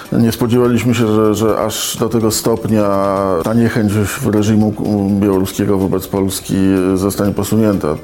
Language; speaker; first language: Polish; native; Polish